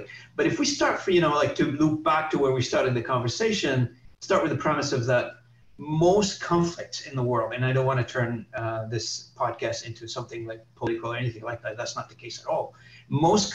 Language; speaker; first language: English; non-native, fluent; Arabic